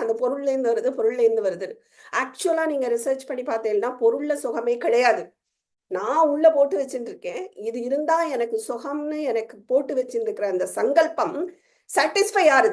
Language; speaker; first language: Tamil; native; Tamil